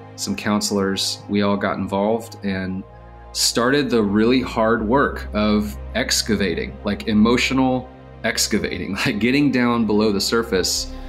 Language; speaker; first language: English; native; English